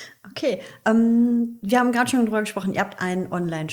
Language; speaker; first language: German; native; German